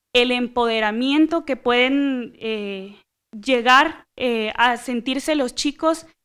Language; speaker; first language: Spanish; native; Spanish